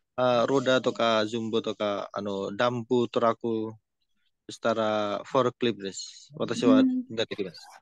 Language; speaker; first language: Japanese; non-native, fluent; Indonesian